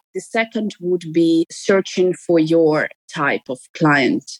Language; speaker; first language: English; non-native, fluent; Ukrainian